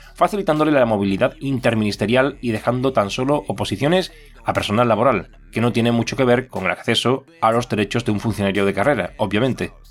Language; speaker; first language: Spanish; native; Spanish